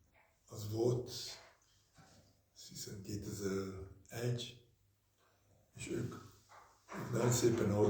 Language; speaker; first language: Hungarian; early bilingual, heritage; Hungarian